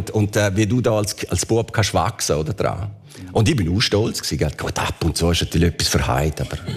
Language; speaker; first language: German; early bilingual, other home language; Italian